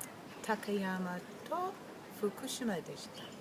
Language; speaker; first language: Japanese; non-native, learner; English